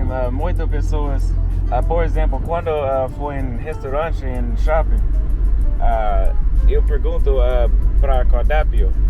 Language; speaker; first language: Portuguese; non-native, learner; English